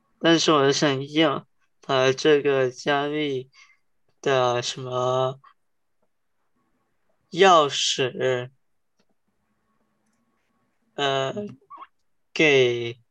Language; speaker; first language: Chinese; early bilingual, heritage; Chinese